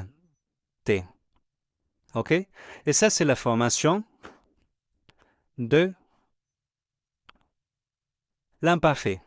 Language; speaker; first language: French; non-native, fluent; Spanish